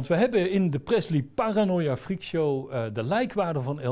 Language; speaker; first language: Dutch; native; Dutch